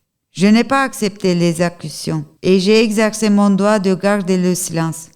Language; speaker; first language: French; non-native, learner; Turkish